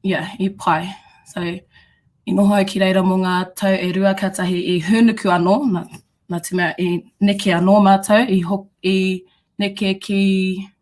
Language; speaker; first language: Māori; non-native, local second language; English